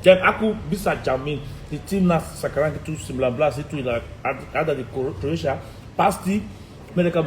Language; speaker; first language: Indonesian; non-native, fluent; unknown